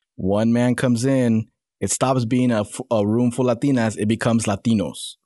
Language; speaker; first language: English; native; English